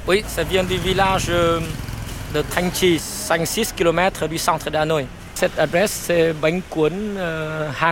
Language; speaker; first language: French; non-native, fluent; Vietnamese